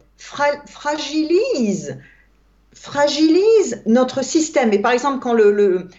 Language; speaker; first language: French; native; French